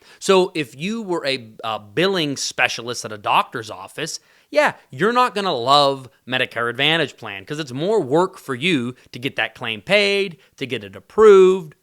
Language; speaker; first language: English; native; English